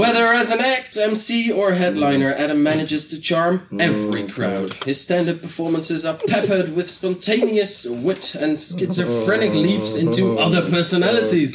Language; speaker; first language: English; non-native, fluent; Dutch